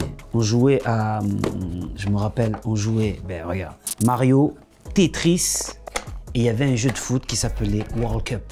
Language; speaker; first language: French; native; French